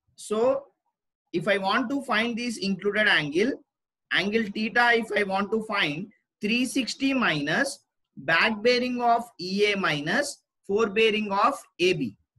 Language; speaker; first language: English; non-native, local second language; Telugu